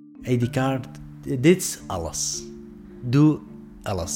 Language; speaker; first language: Dutch; non-native, learner; Arabic